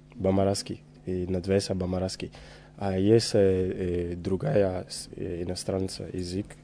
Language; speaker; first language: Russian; non-native, learner; Bambara